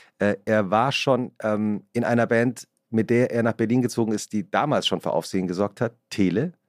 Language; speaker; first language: German; native; German